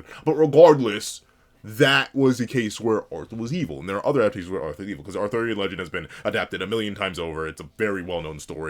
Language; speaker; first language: English; native; English